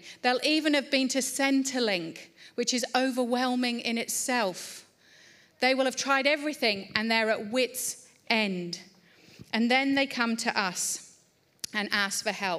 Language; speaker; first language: English; native; English